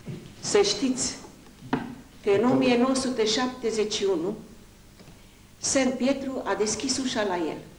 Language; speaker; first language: Romanian; non-native, local second language; Hungarian